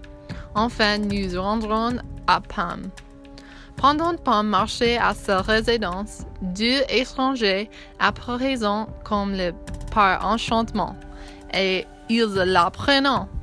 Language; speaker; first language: French; non-native, learner; English